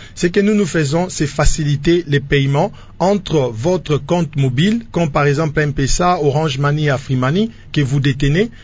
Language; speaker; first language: French; non-native, local second language; Lingala